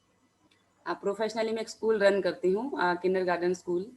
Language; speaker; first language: Hindi; native; Hindi